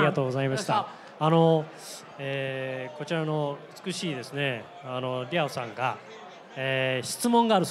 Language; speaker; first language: Japanese; native; Japanese